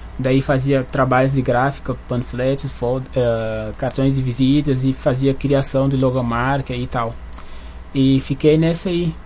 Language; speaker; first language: Portuguese; non-native, fluent; Wolof